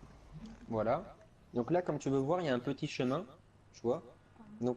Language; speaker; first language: French; native; French